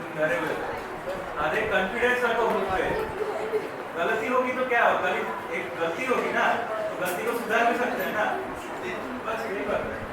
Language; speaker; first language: Hindi; non-native, local second language; Bangla